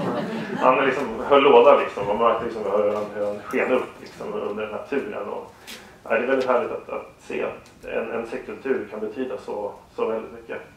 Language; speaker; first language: Swedish; native; Swedish